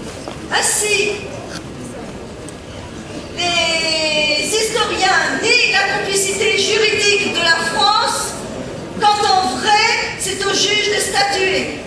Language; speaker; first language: French; native; French